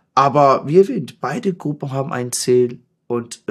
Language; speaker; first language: German; non-native, fluent; Persian